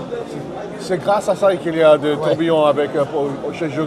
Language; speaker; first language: French; non-native, learner; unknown